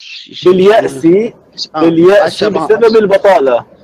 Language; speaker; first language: Arabic; non-native, fluent; Persian